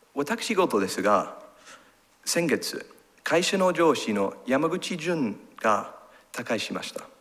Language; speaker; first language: Japanese; non-native, learner; English